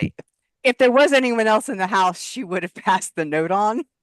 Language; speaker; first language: English; native; English